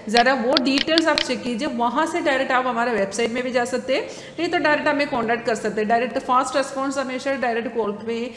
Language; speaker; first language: Hindi; non-native, local second language; Malayalam